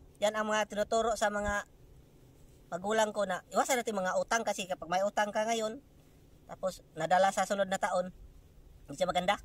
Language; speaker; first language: Filipino; non-native, local second language; Cebuano